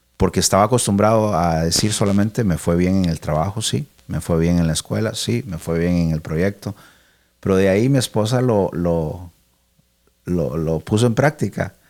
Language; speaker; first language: Spanish; early bilingual, heritage; Spanish